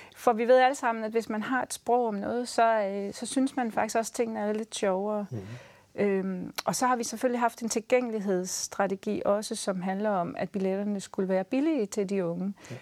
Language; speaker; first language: Danish; native; Danish